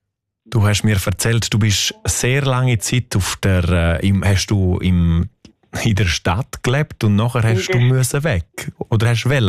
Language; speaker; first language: German; native; German